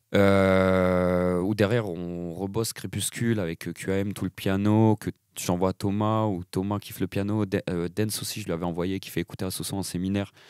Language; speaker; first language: French; native; French